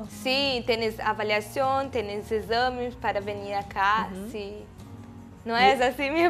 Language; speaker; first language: Spanish; non-native, learner; Portuguese